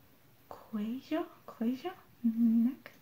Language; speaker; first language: Spanish; non-native, learner; English